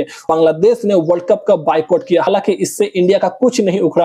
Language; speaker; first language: Hindi; native; Hindi